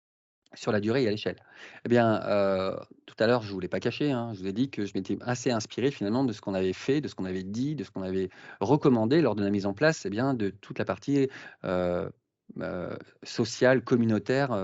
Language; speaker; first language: French; native; French